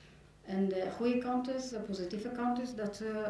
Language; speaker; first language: Dutch; non-native, learner; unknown